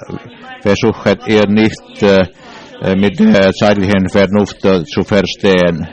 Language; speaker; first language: German; non-native, learner; English